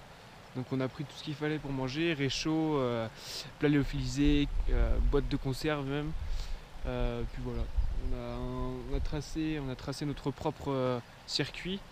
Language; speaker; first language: French; native; French